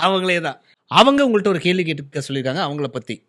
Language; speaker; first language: Tamil; native; Tamil